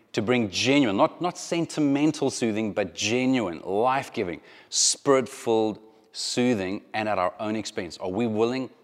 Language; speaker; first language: English; native; English